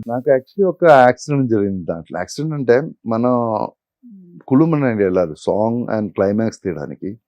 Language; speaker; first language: Telugu; non-native, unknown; Malayalam